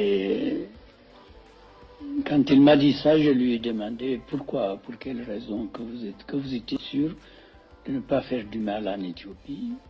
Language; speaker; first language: French; non-native, fluent; Amharic